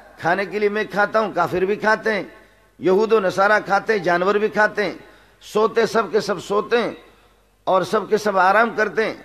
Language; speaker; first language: Urdu; non-native, local second language; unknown